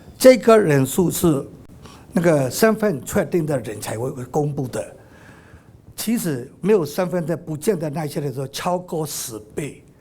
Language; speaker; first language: Chinese; non-native, fluent; Burmese